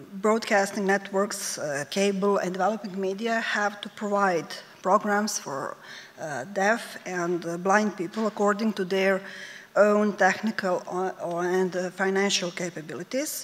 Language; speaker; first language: English; non-native, fluent; Serbian